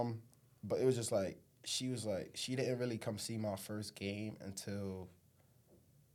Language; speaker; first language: English; native; English